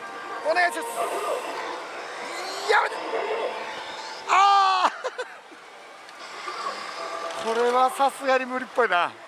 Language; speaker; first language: Japanese; native; Japanese